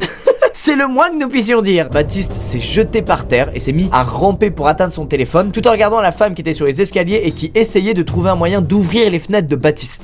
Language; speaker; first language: French; native; French